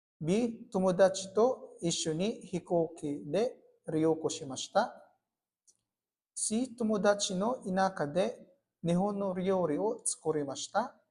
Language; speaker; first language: Japanese; non-native, fluent; Filipino